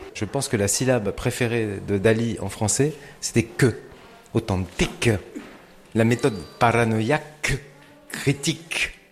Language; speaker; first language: French; native; French